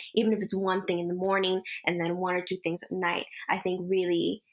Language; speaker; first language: English; early bilingual, other home language; Spanish